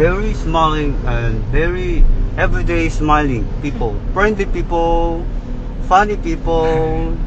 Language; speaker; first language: English; non-native, local second language; Filipino